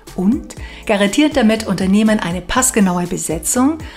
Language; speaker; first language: German; native; German